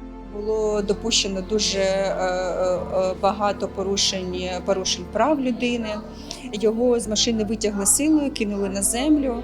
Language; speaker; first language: Ukrainian; native; Ukrainian